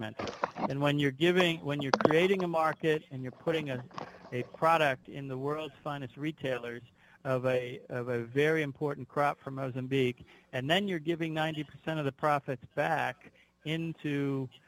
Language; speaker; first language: English; native; English